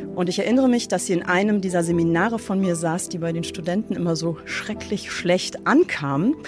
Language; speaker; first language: German; early bilingual, other home language; Russian